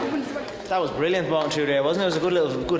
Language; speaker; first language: English; native; English